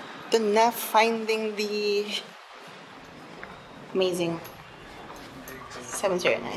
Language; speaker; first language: English; non-native, local second language; Filipino